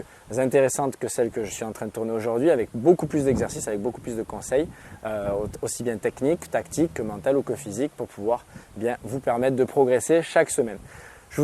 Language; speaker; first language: French; native; French